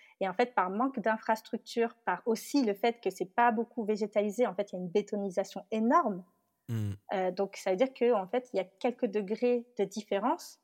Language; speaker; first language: French; early bilingual, other home language; Tamil